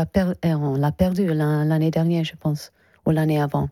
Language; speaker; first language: French; non-native, fluent; English